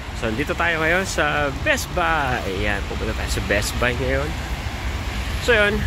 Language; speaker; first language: Filipino; native; Filipino